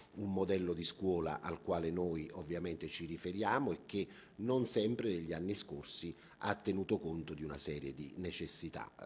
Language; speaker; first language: Italian; native; Italian